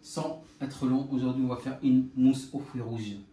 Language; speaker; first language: French; non-native, local second language; Arabic